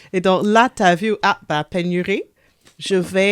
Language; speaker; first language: French; non-native, local second language; English